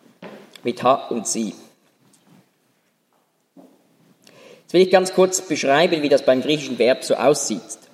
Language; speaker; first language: German; native; German